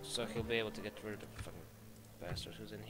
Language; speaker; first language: English; native; English